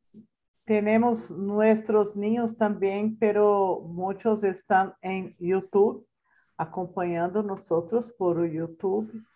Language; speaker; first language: Spanish; non-native, learner; Portuguese